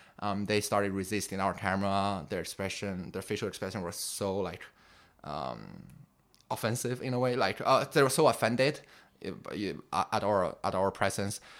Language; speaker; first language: English; non-native, fluent; Chinese